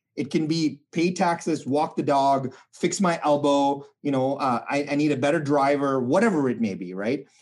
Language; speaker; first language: English; non-native, local second language; Tamil